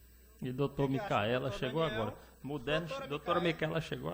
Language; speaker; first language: Portuguese; native; Portuguese